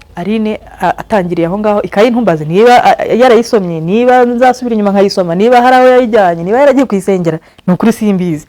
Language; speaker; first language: Kinyarwanda; early bilingual, heritage; Kinyarwanda